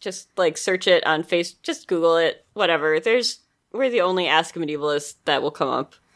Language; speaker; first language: English; native; English